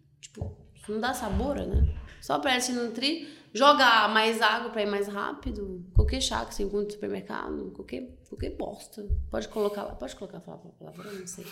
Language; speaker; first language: Portuguese; non-native, fluent; French